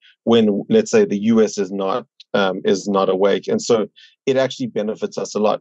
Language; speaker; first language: English; native; English